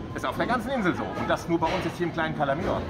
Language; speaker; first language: German; native; German